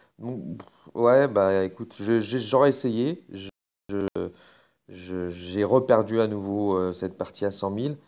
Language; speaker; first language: French; native; French